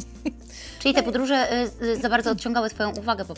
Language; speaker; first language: Polish; native; Polish